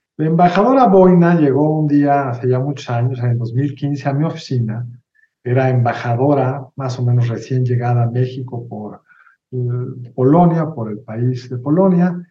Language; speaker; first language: Spanish; native; Spanish